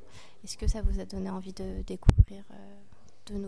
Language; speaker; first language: French; native; French